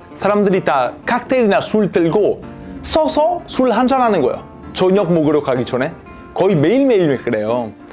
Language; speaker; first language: Korean; non-native, fluent; Italian